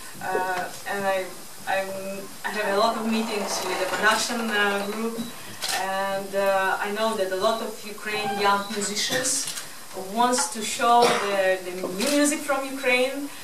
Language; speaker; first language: English; non-native, learner; Ukrainian